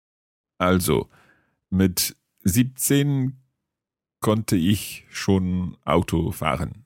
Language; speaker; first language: German; non-native, learner; English